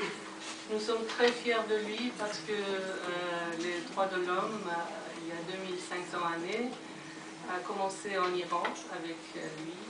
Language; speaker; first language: French; non-native, fluent; Persian